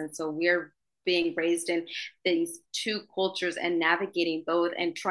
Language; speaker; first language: English; native; English